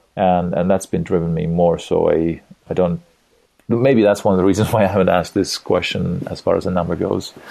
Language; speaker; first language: English; non-native, fluent; Estonian